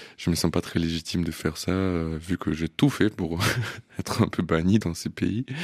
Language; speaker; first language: French; non-native, fluent; Russian